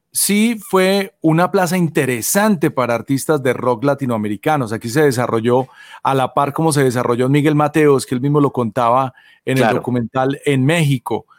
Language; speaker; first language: Spanish; native; Spanish